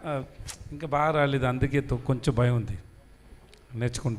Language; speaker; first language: Telugu; non-native, learner; Tamil